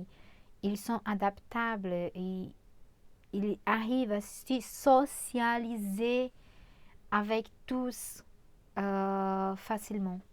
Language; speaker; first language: French; non-native, fluent; Portuguese